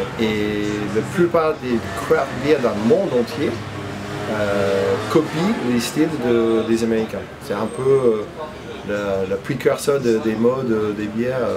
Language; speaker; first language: French; non-native, fluent; English